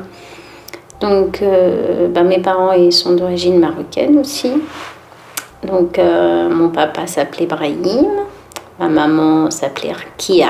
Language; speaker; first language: French; early bilingual, other home language; Arabic